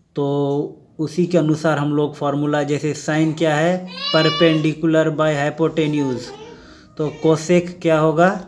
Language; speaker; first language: Hindi; native; Hindi